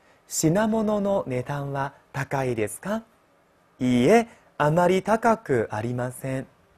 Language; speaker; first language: Japanese; non-native, fluent; Chinese